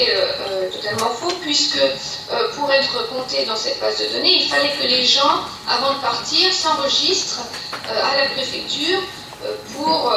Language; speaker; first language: French; native; French